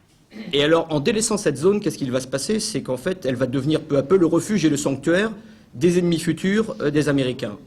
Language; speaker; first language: French; native; French